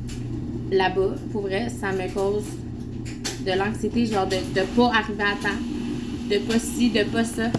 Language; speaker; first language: French; native; French